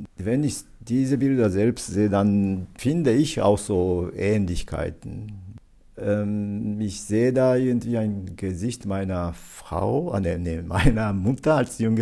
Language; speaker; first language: German; non-native, fluent; Japanese